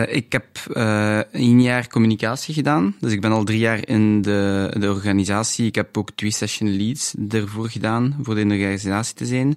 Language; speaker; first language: Dutch; non-native, local second language; French